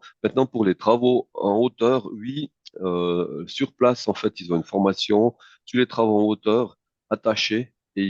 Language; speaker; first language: French; native; French